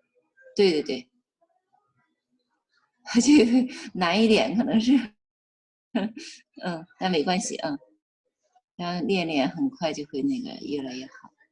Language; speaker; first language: Chinese; native; Chinese